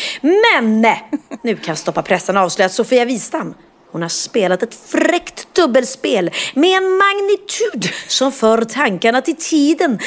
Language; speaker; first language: Swedish; native; Swedish